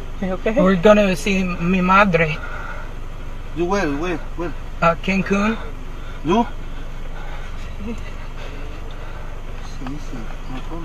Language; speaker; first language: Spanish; non-native, learner; English